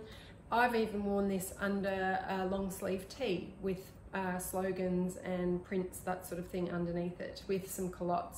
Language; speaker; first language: English; native; English